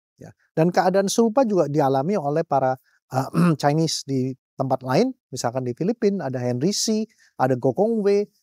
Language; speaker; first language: Indonesian; native; Indonesian